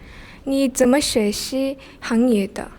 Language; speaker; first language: Chinese; non-native, learner; Mongolian